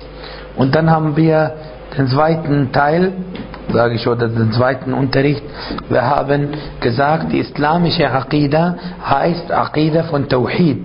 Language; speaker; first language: German; non-native, fluent; Arabic